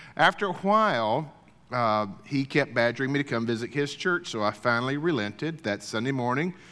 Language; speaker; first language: English; native; English